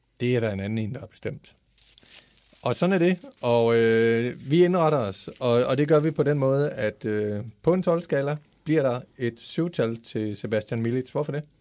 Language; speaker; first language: Danish; native; Danish